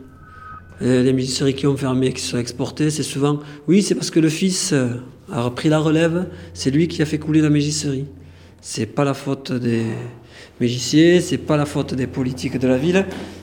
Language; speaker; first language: French; native; French